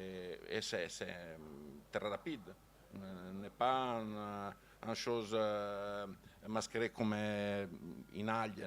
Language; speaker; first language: French; non-native, learner; Italian